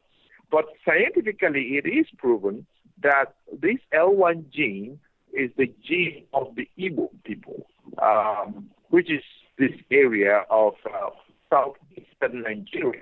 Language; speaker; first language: English; non-native, local second language; Igbo